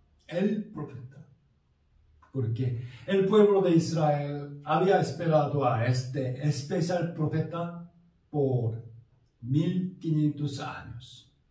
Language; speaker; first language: Spanish; non-native, fluent; Korean